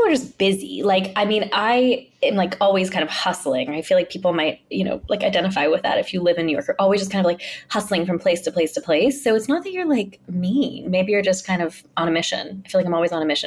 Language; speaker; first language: English; native; English